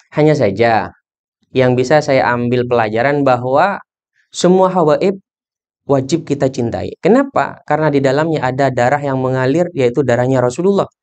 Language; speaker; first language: Indonesian; non-native, local second language; Madurese